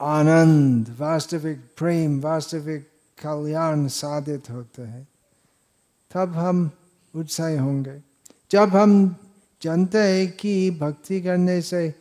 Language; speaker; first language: Hindi; non-native, fluent; English